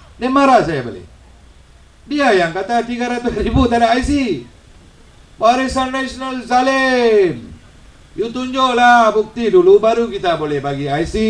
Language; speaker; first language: Malay; non-native, local second language; Tamil